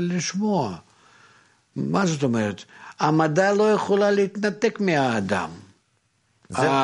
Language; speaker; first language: Hebrew; non-native, fluent; Russian